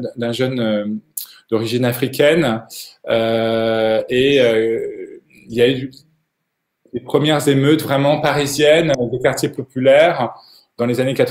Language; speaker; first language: French; native; French